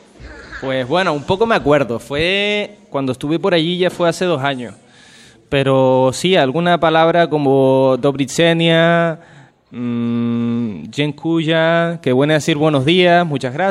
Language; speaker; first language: Spanish; native; Spanish